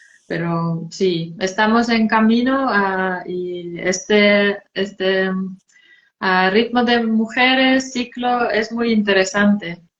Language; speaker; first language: Spanish; non-native, fluent; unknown